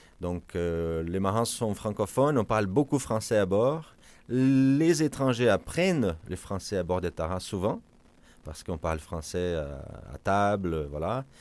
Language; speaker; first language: French; non-native, fluent; Portuguese